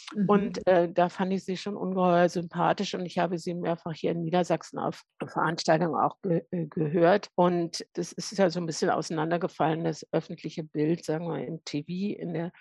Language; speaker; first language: German; native; German